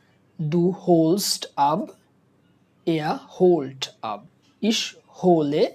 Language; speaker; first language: German; non-native, fluent; Bangla